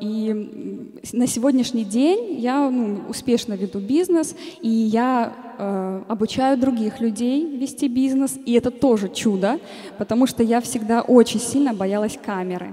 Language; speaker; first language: Russian; native; Russian